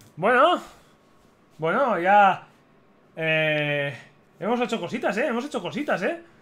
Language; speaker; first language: Spanish; native; Spanish